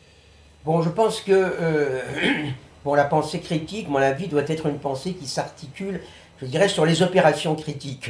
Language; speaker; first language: French; native; French